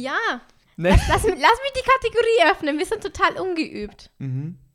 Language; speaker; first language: German; native; German